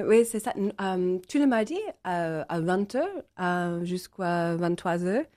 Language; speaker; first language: French; non-native, learner; English